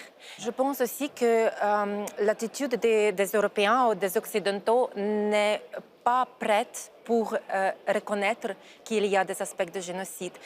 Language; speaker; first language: French; non-native, fluent; Ukrainian